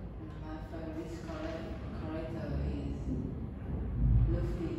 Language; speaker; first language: English; non-native, learner; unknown